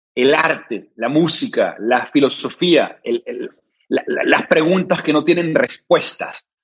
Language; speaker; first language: Spanish; native; Spanish